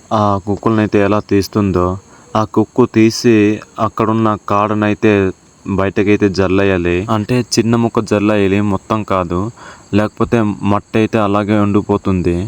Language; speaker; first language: Telugu; non-native, local second language; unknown